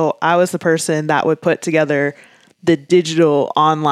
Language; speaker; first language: English; native; English